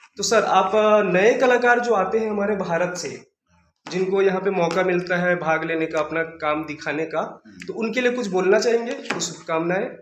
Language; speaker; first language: Hindi; native; Hindi